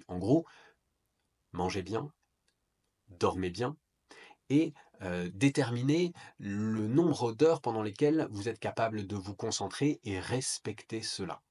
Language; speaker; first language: French; native; French